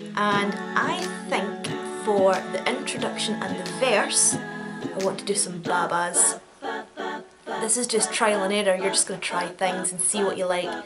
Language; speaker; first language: English; native; English